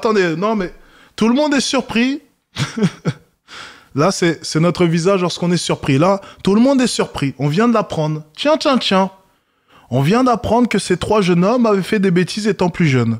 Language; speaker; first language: French; native; French